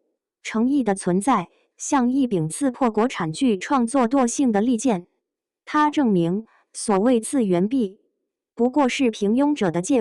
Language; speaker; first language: Chinese; native; Chinese